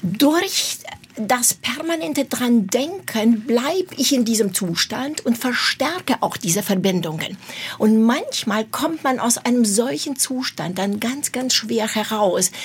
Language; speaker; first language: German; non-native, fluent; Romanian